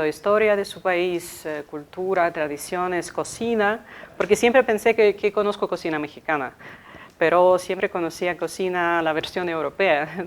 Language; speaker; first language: Spanish; non-native, fluent; Ukrainian